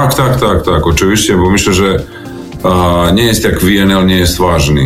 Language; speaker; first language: Polish; non-native, fluent; Serbian